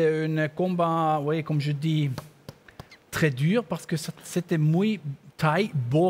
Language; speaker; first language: French; non-native, learner; German